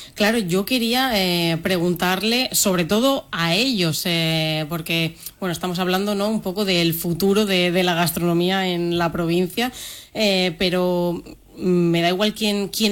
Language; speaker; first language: Spanish; native; Spanish